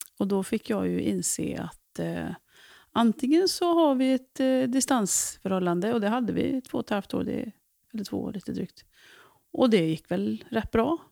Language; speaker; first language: Swedish; native; Swedish